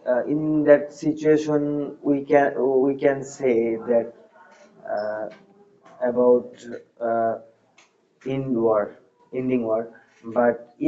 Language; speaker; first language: English; non-native, learner; Bangla